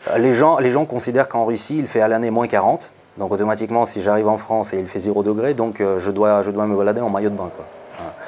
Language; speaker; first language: French; non-native, fluent; Russian